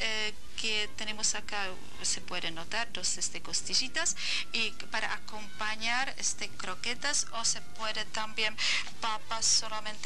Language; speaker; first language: Spanish; non-native, learner; Czech